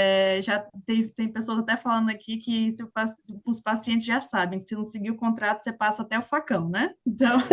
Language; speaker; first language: Portuguese; native; Portuguese